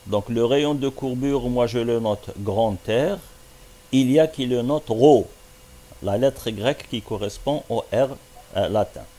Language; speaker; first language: French; non-native, local second language; Arabic